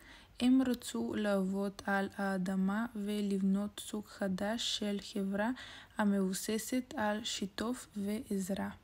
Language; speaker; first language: Hebrew; non-native, learner; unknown